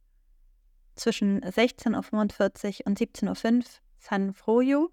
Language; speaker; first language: German; native; German